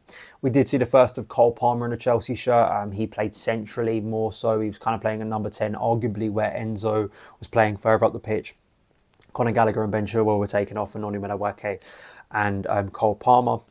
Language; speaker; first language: English; native; English